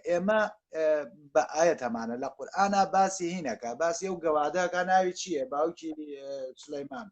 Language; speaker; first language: Central Kurdish; native; Central Kurdish